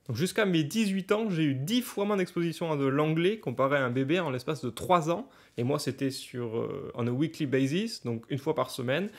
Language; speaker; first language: French; native; French